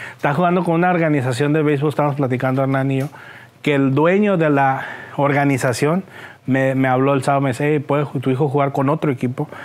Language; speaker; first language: Spanish; early bilingual, heritage; Spanish